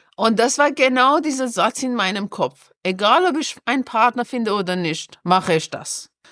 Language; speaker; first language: German; non-native, fluent; Persian